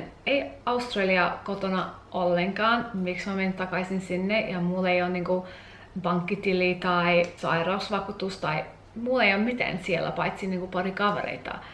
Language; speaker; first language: Finnish; non-native, learner; English